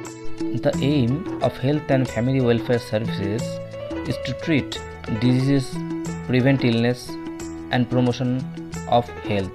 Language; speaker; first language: English; non-native, local second language; Bangla